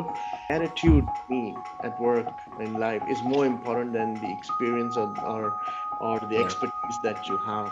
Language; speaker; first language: English; non-native, local second language; Urdu